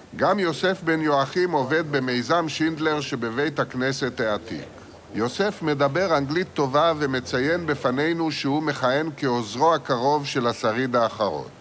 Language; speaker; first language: Hebrew; native; Hebrew